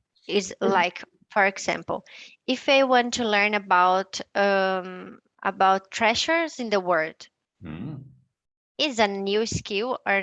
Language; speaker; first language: English; non-native, learner; Portuguese